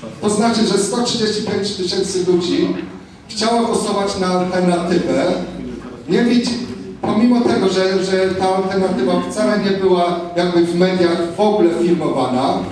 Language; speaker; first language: Polish; non-native, fluent; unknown